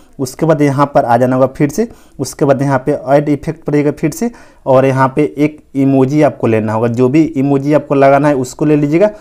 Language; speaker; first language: Hindi; native; Hindi